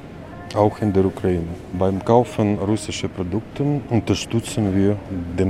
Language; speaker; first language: German; non-native, learner; Russian